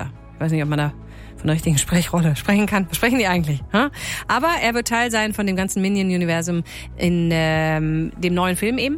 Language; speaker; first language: German; native; German